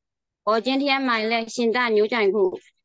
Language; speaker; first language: Chinese; non-native, learner; Thai